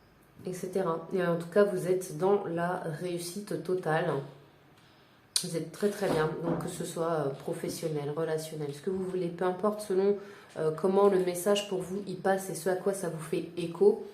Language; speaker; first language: French; native; French